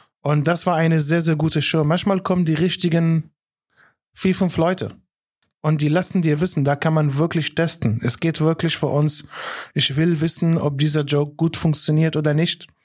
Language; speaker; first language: German; non-native, fluent; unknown